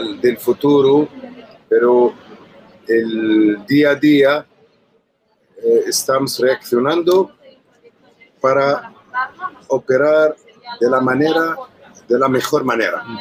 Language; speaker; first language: Spanish; non-native, learner; Arabic